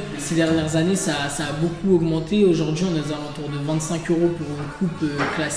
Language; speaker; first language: French; native; French